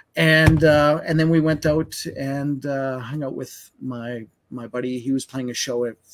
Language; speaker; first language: English; native; English